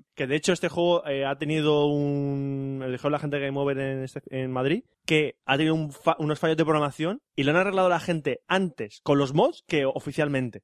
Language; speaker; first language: Spanish; native; Spanish